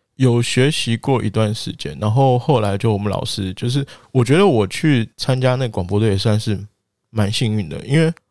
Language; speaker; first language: Chinese; non-native, local second language; Wu Chinese